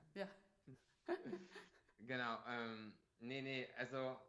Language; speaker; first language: German; native; German